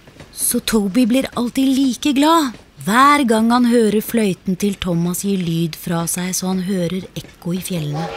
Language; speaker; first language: Norwegian; native; Norwegian